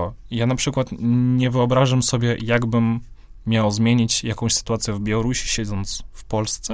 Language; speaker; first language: Polish; non-native, fluent; Russian